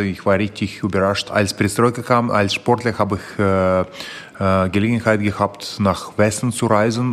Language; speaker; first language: German; non-native, fluent; Russian